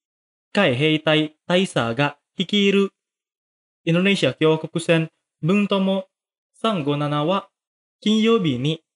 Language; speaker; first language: Japanese; non-native, fluent; Indonesian